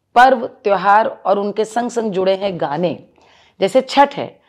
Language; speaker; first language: Hindi; native; Hindi